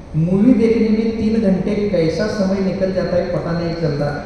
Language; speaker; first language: Hindi; non-native, local second language; Marathi